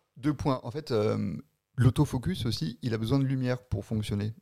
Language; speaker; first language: French; native; French